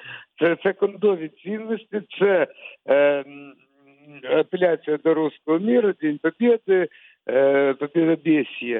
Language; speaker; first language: Ukrainian; non-native, local second language; Russian